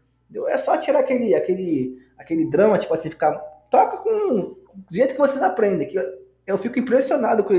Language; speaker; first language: Portuguese; native; Portuguese